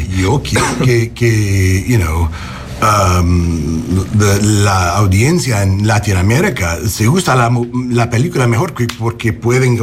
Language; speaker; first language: Spanish; non-native, learner; English